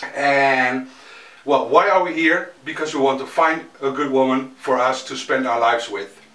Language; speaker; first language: English; non-native, fluent; Dutch